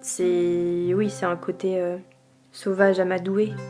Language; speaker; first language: French; native; French